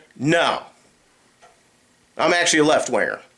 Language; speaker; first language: English; native; English